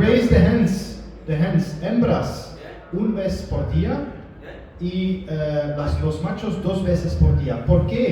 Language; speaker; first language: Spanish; non-native, learner; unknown